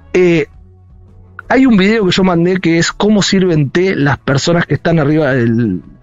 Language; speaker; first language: Spanish; native; Spanish